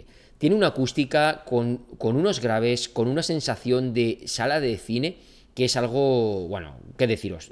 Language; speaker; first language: Spanish; native; Spanish